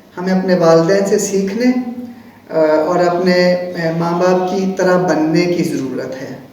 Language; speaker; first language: Urdu; non-native, local second language; Punjabi